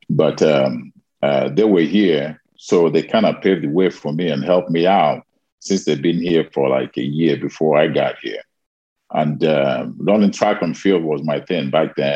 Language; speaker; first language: English; non-native, local second language; Igbo